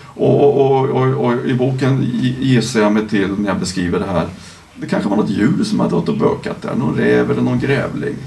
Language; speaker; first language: Swedish; native; Swedish